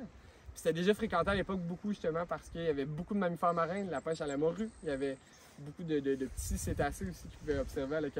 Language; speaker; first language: French; native; French